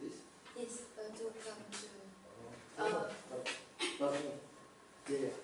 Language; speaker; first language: English; non-native, learner; Indonesian